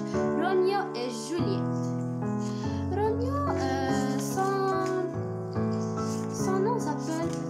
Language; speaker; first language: French; non-native, learner; Arabic